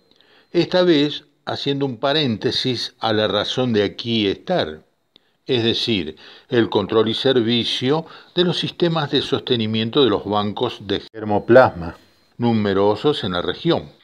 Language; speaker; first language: Spanish; native; Spanish